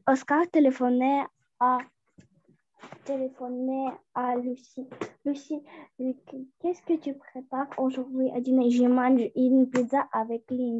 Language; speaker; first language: French; non-native, learner; Russian